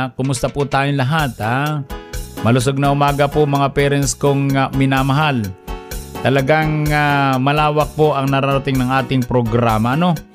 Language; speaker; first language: Filipino; native; Filipino